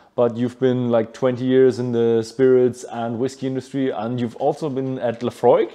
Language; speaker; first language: English; non-native, fluent; German